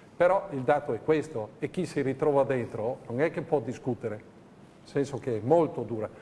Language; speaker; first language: Italian; native; Italian